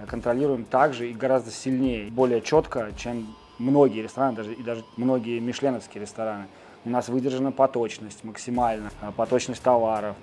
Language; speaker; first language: Russian; native; Russian